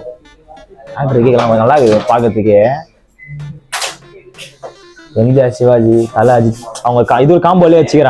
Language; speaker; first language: Tamil; native; Tamil